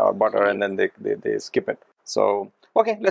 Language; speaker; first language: English; non-native, local second language; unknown